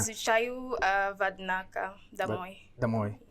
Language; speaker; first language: Russian; non-native, learner; Portuguese